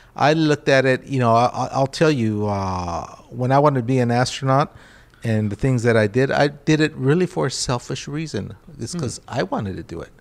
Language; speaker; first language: English; early bilingual, other home language; Spanish